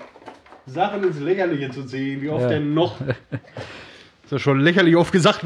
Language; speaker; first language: German; native; German